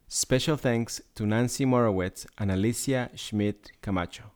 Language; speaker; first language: English; non-native, fluent; Spanish